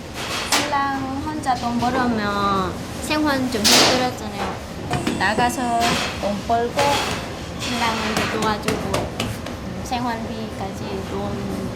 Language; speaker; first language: Korean; non-native, learner; Vietnamese